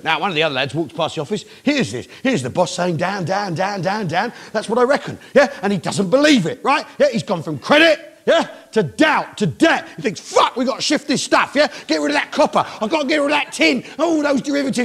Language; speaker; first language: English; native; English